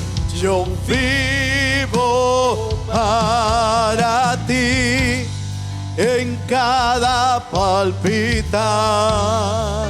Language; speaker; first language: Spanish; native; Spanish